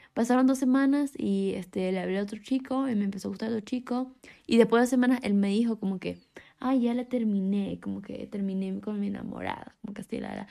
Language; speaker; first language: Spanish; native; Spanish